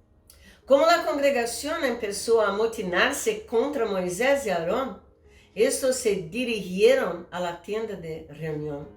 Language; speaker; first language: Spanish; non-native, fluent; Portuguese